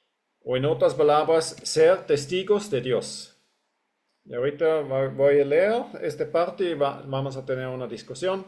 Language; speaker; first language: Spanish; non-native, fluent; English